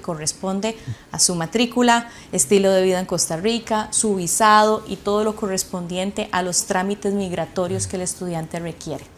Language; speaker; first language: Spanish; native; Spanish